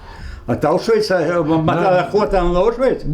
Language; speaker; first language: Hebrew; non-native, fluent; Yiddish